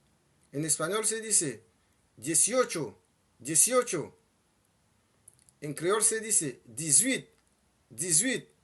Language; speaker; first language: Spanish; non-native, fluent; Haitian Creole